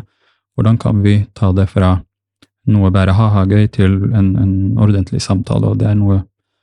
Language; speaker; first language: Norwegian; early bilingual, other home language; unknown